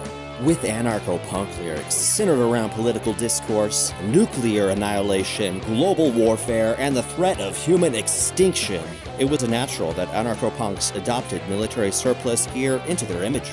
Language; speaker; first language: English; native; English